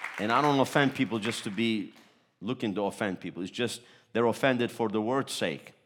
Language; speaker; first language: English; early bilingual, other home language; Turkish